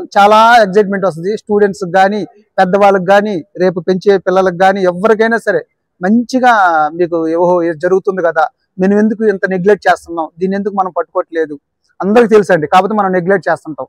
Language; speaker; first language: Telugu; native; Telugu